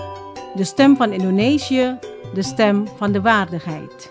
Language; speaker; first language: Dutch; non-native, fluent; Indonesian